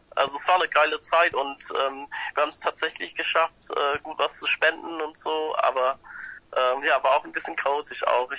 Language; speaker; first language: German; non-native, fluent; English